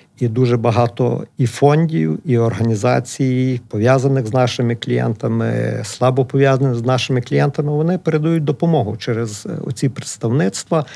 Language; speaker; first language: Ukrainian; native; Ukrainian